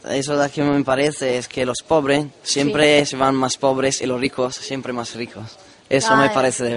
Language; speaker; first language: Spanish; non-native, learner; Italian